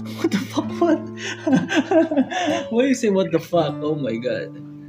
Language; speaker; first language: English; non-native, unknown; Indonesian